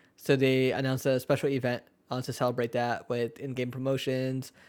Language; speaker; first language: English; early bilingual, other home language; Urdu